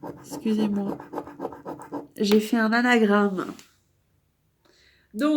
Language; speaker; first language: French; native; French